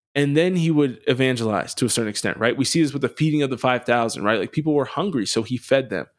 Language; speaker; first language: English; native; English